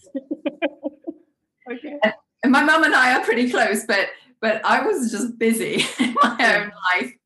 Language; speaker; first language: English; non-native, local second language; Polish